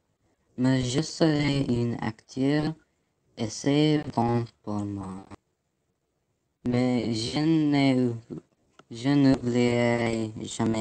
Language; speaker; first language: French; non-native, learner; English